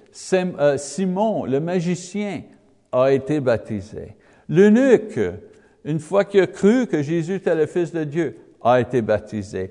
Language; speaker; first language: French; non-native, learner; English